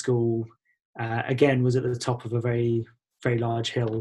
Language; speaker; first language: English; native; English